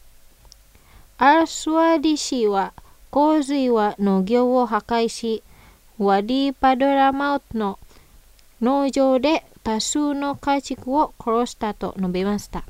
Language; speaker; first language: Japanese; non-native, fluent; Indonesian